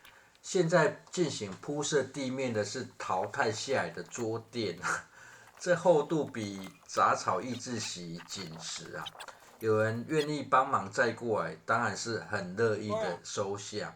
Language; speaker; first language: Chinese; native; Chinese